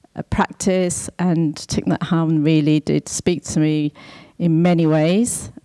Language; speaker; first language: English; native; English